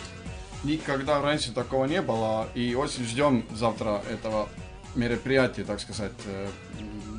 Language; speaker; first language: Russian; non-native, fluent; Estonian